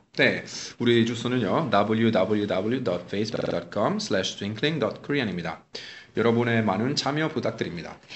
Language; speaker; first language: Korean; non-native, fluent; Italian